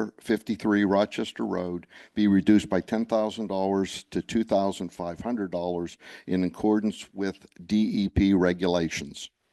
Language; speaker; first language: English; native; English